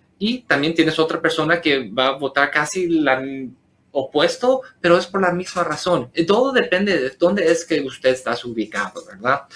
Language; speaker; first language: Spanish; early bilingual, heritage; Spanish